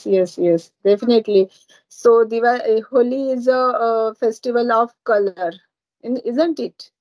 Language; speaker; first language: English; non-native, learner; Marathi